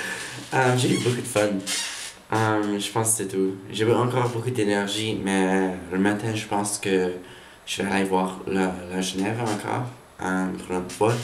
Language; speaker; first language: French; non-native, learner; English